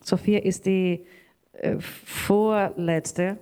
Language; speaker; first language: German; non-native, learner; Portuguese